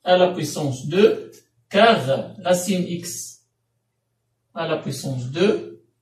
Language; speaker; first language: French; non-native, local second language; Arabic